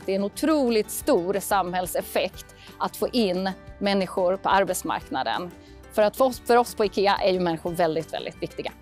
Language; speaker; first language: Swedish; native; Swedish